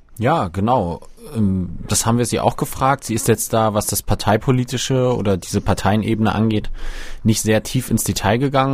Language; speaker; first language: German; native; German